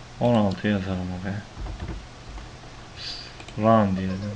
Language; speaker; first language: Turkish; native; Turkish